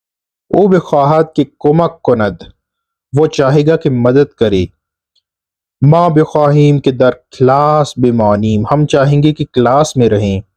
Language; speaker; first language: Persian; non-native, fluent; Urdu